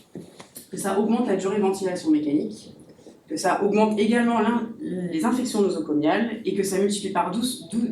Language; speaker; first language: French; native; French